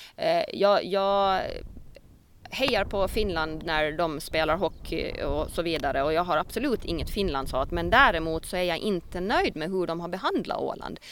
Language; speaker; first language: Swedish; native; Swedish